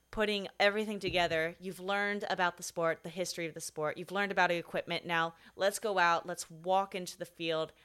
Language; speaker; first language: English; native; English